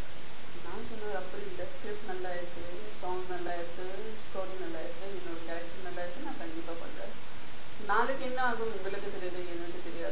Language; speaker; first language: Tamil; non-native, learner; Gujarati